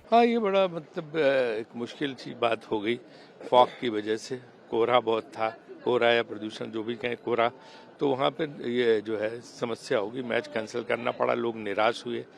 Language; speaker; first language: Hindi; native; Hindi